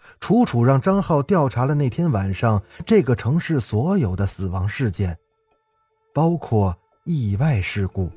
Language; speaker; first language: Chinese; native; Chinese